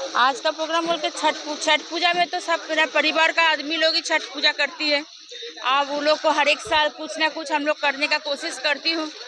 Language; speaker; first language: Hindi; non-native, local second language; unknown